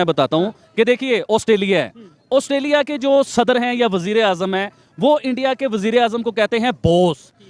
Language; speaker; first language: Urdu; non-native, local second language; Punjabi